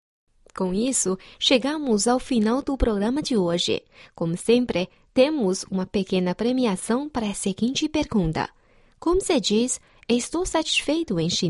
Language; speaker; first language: Portuguese; non-native, fluent; Chinese